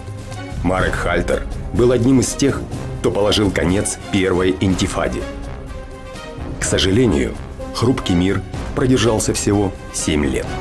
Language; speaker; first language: Russian; native; Russian